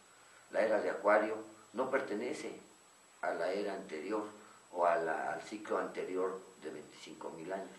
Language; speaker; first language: Spanish; native; Spanish